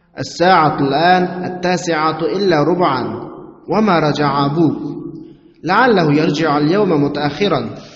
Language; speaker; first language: Arabic; non-native, fluent; Uzbek